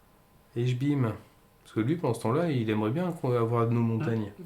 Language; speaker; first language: French; native; French